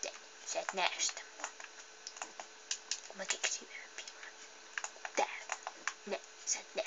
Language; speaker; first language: Finnish; native; Finnish